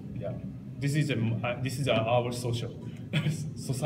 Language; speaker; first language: English; non-native, learner; Japanese